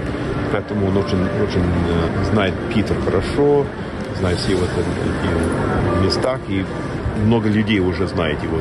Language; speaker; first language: Russian; non-native, learner; English